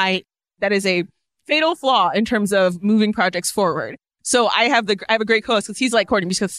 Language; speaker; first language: English; native; English